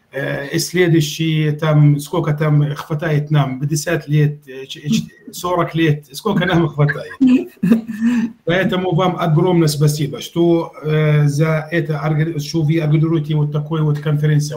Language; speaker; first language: Russian; non-native, fluent; Arabic